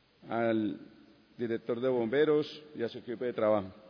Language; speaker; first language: Spanish; native; Spanish